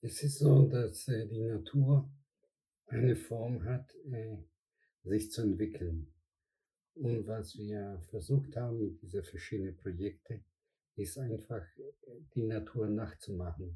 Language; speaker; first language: German; non-native, fluent; Spanish